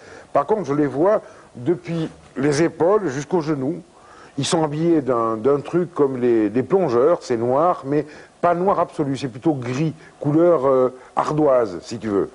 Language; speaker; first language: French; native; French